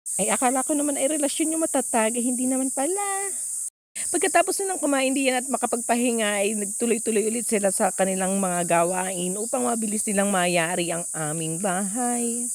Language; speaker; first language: Filipino; native; Filipino